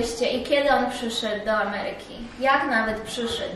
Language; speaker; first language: Polish; early bilingual, heritage; English